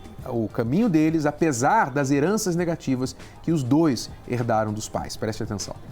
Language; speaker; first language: Portuguese; native; Portuguese